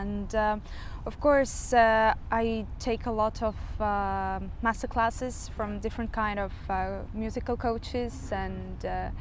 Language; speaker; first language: English; non-native, fluent; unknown